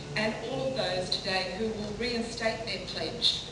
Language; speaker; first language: English; native; English